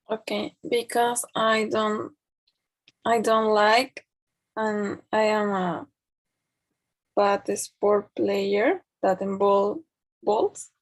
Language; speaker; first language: English; non-native, learner; Spanish